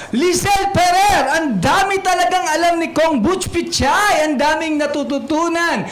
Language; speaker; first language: Filipino; native; Filipino